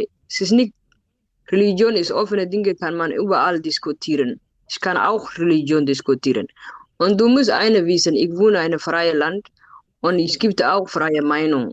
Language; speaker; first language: German; non-native, fluent; Somali